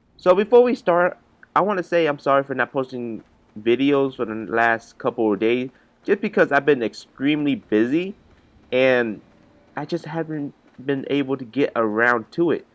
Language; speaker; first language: English; native; English